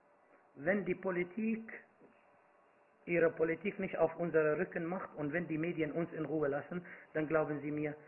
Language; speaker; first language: German; non-native, fluent; Arabic